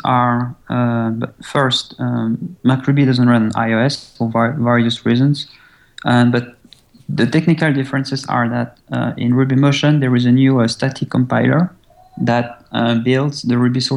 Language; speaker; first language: English; non-native, fluent; French